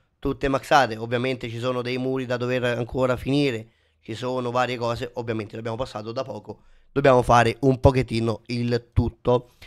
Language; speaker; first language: Italian; native; Italian